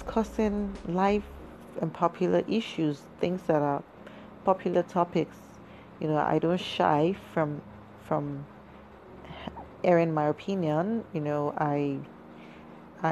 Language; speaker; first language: English; non-native, local second language; Yoruba